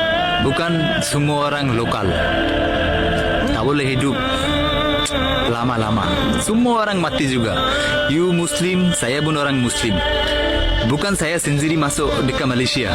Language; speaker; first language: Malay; non-native, learner; Bangla